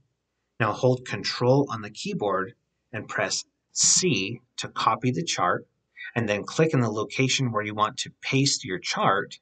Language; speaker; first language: English; native; English